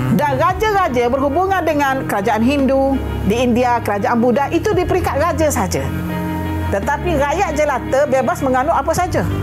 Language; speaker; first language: Malay; native; Malay